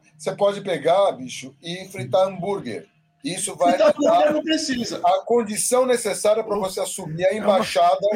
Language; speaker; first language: Portuguese; native; Portuguese